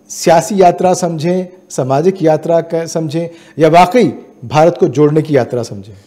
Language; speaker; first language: Hindi; native; Hindi